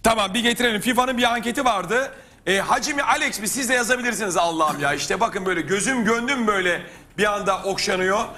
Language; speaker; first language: Turkish; native; Turkish